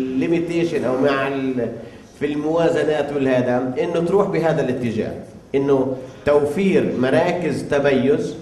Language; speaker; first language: Arabic; native; Arabic